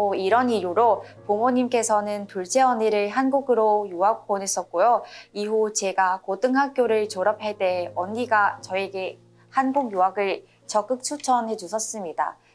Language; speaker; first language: Korean; non-native, fluent; Vietnamese